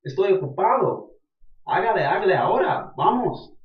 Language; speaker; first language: Spanish; non-native, learner; English